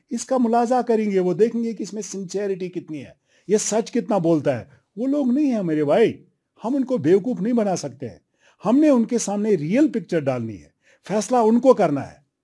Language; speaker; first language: Hindi; non-native, local second language; Kashmiri